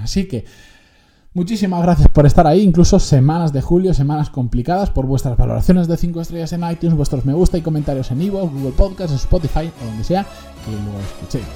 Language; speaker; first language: Spanish; native; Spanish